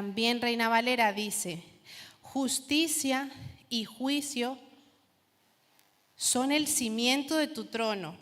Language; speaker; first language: Spanish; native; Spanish